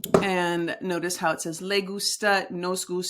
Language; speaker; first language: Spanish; non-native, fluent; English